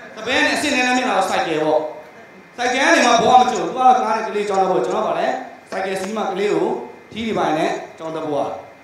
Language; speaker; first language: Burmese; native; Burmese